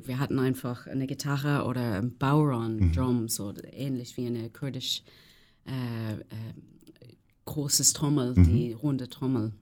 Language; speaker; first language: German; non-native, learner; English